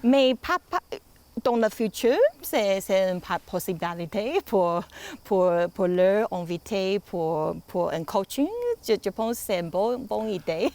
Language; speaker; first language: French; non-native, learner; Chinese